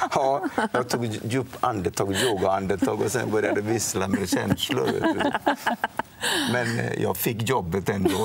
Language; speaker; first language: Swedish; non-native, fluent; Odia